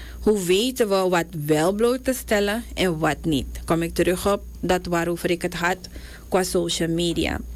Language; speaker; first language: Dutch; native; Dutch